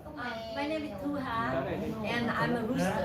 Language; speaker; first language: English; non-native, learner; Vietnamese